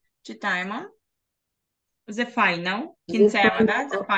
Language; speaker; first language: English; non-native, fluent; Ukrainian